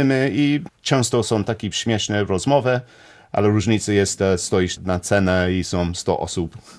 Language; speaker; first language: Polish; non-native, learner; English